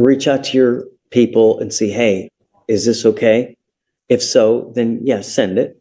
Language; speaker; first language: English; native; English